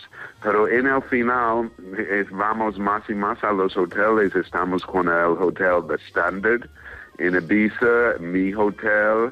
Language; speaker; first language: Spanish; non-native, fluent; English